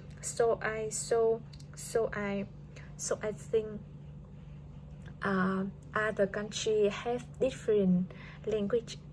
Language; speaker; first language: English; non-native, learner; Vietnamese